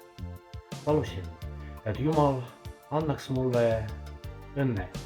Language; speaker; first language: Estonian; non-native, fluent; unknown